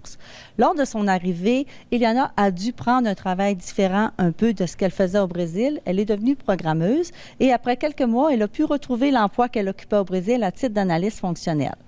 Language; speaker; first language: French; native; French